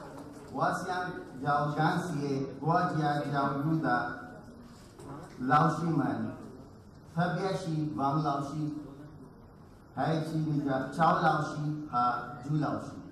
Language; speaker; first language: Chinese; non-native, learner; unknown